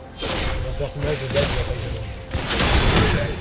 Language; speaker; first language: French; native; French